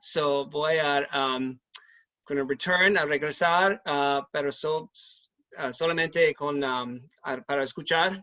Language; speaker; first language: Spanish; non-native, learner; English